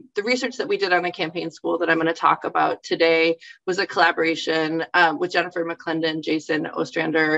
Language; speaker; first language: English; native; English